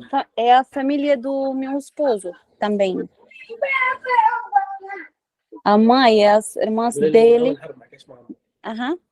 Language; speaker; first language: Portuguese; non-native, learner; Arabic